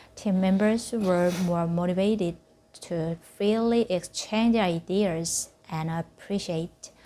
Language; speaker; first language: English; non-native, fluent; Korean